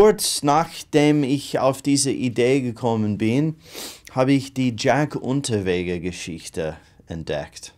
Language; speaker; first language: German; non-native, fluent; English